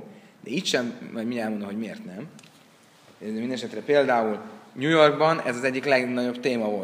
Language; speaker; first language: Hungarian; native; Hungarian